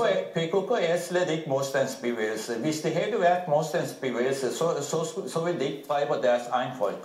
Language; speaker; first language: Danish; non-native, fluent; Turkish